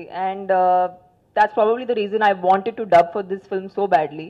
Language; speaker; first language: Telugu; non-native, local second language; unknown